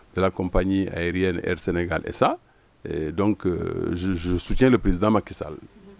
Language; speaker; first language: French; non-native, local second language; Wolof